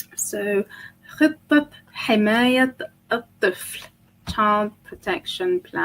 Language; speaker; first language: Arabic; non-native, fluent; English